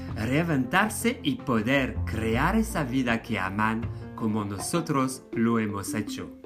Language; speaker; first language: Spanish; non-native, fluent; French